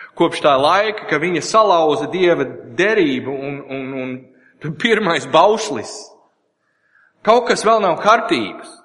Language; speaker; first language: Latvian; non-native, learner; English